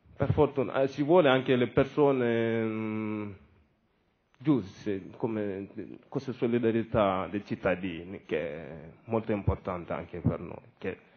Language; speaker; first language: Italian; non-native, fluent; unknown